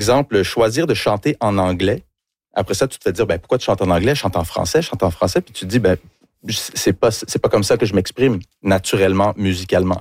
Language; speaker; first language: French; early bilingual, other home language; English